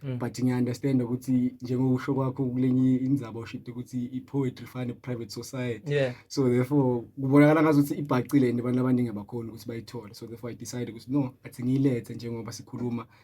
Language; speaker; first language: Zulu; non-native, local second language; Swati